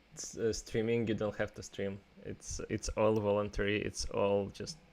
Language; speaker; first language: English; non-native, fluent; Russian